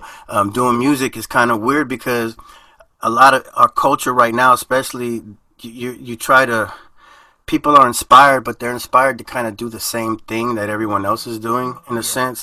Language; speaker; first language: English; early bilingual, other home language; Spanish